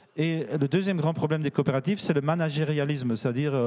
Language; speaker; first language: French; native; French